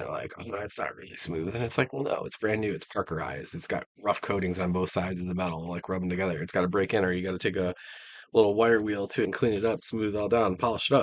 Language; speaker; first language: English; native; English